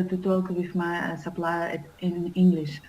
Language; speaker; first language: English; non-native, learner; Russian